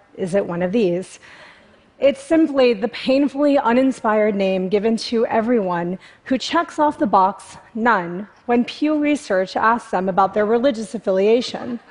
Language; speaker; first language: English; native; English